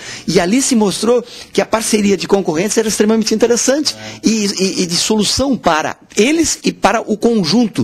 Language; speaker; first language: Portuguese; native; Portuguese